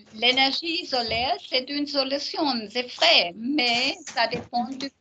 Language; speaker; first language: French; non-native, learner; German